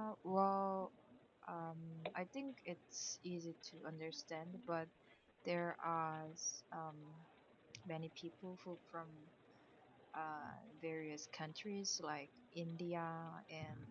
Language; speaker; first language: English; non-native, learner; Korean